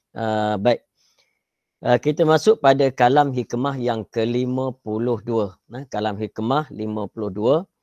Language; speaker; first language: Malay; native; Malay